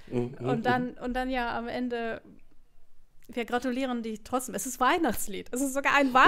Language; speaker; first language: German; non-native, fluent; Russian